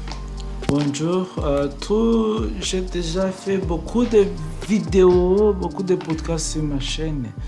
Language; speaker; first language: French; non-native, learner; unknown